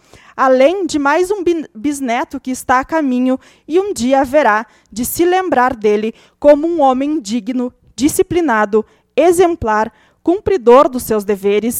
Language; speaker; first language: Portuguese; native; Portuguese